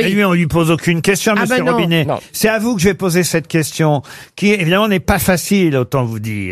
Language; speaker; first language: French; native; French